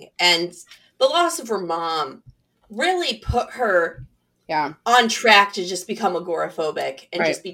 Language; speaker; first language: English; native; English